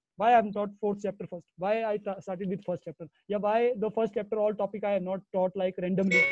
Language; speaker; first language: English; non-native, local second language; Hindi